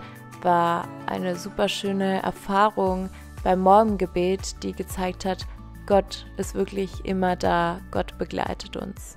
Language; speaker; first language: German; native; German